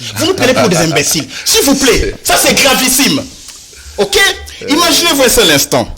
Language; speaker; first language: French; non-native, local second language; Lingala